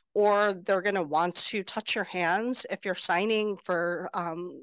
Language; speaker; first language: English; native; English